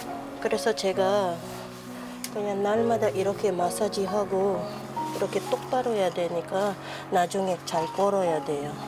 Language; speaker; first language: Korean; non-native, learner; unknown